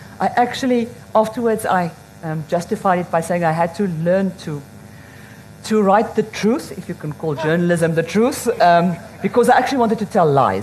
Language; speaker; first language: English; non-native, local second language; Afrikaans